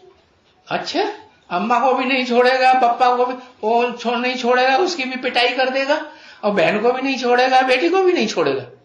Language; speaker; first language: Hindi; native; Hindi